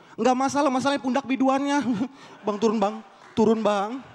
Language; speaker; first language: Indonesian; native; Indonesian